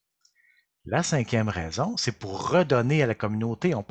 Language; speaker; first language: French; native; French